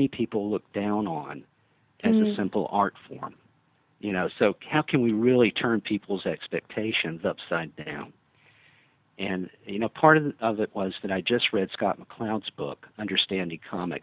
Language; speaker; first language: English; native; English